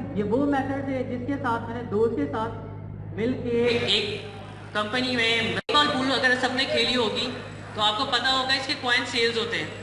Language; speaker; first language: Urdu; non-native, local second language; Sindhi